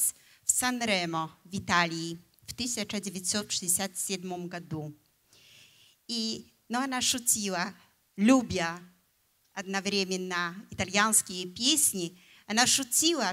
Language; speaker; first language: Russian; non-native, fluent; Polish